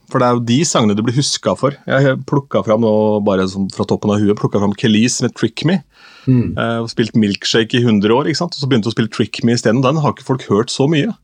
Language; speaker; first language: Norwegian; native; Norwegian